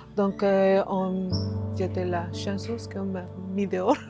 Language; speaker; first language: French; non-native, learner; Spanish